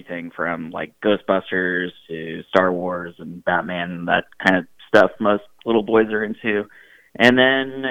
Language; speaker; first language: English; native; English